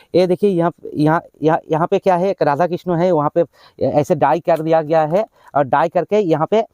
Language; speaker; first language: Hindi; non-native, local second language; Bangla